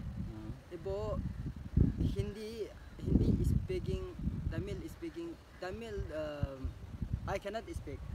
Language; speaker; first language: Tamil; non-native, learner; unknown